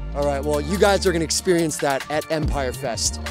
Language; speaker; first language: English; early bilingual, other home language; Chinese